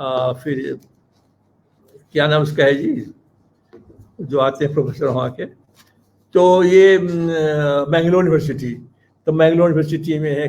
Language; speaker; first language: Hindi; native; Hindi